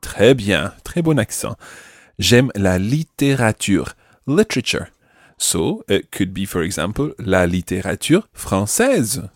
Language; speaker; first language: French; non-native, fluent; English